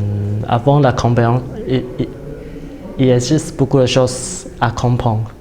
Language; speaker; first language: French; non-native, fluent; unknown